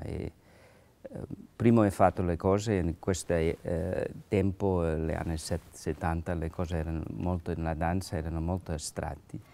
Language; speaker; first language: Italian; non-native, learner; English